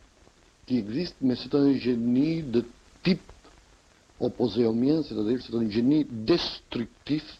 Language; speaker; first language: French; non-native, fluent; Catalan